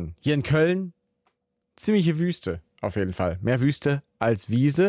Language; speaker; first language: German; native; German